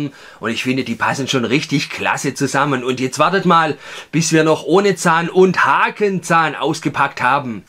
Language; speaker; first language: German; native; German